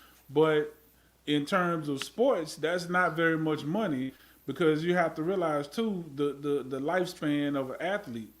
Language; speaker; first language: English; native; English